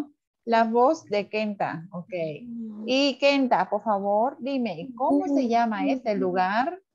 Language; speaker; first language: Spanish; non-native, fluent; Vietnamese